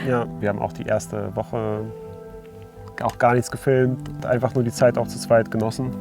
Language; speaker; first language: German; native; German